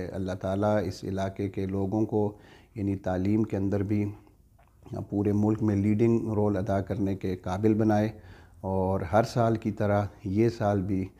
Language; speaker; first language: Urdu; non-native, local second language; Pashto